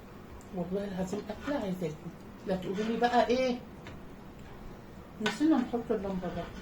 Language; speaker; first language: Arabic; native; Arabic